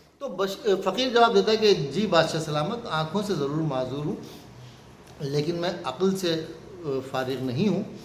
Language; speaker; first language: Urdu; native; Urdu